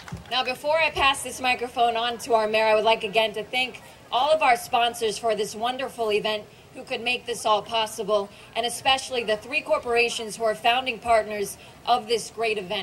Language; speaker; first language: English; native; English